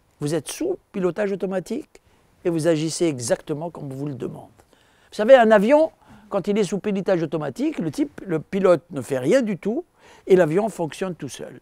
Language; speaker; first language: French; non-native, local second language; Arabic